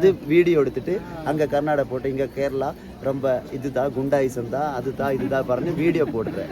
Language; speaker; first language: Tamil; non-native, learner; Malayalam